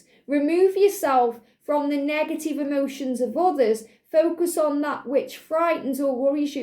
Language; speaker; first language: English; native; English